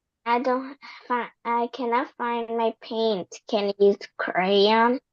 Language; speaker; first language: English; non-native, learner; Vietnamese